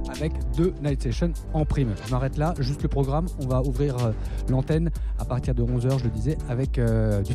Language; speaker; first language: French; native; French